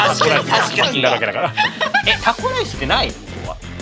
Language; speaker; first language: Japanese; native; Japanese